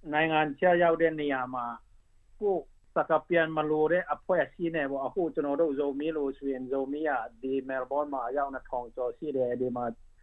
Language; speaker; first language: Burmese; non-native, local second language; Hakha Chin